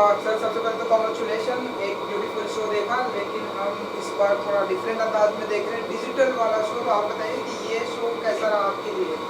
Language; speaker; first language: Hindi; native; Hindi